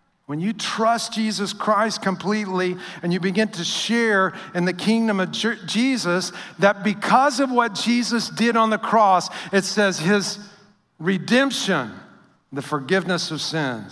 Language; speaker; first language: English; native; English